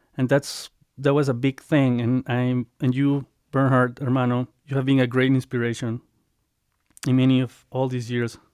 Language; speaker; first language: English; non-native, fluent; Spanish